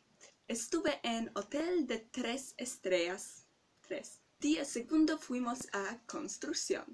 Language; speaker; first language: Spanish; non-native, learner; Polish